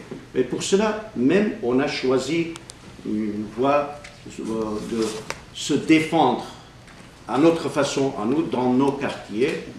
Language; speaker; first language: French; non-native, fluent; Armenian